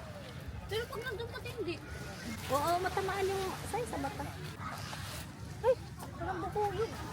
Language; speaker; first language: Filipino; native; Filipino